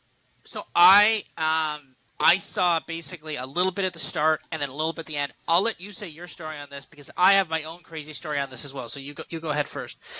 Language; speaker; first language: English; native; English